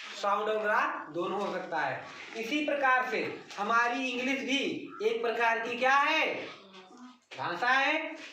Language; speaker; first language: Hindi; native; Hindi